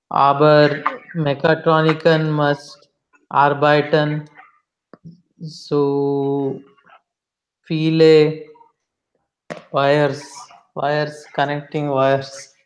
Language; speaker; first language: German; non-native, learner; Hindi